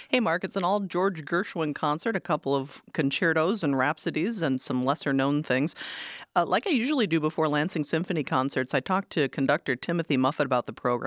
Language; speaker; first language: English; native; English